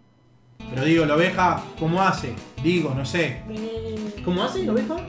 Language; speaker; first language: Spanish; native; Spanish